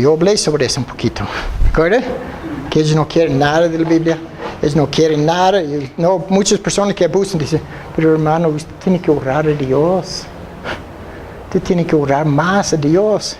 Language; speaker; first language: Spanish; non-native, fluent; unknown